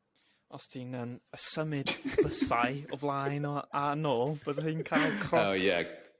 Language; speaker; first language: Welsh; non-native, local second language; English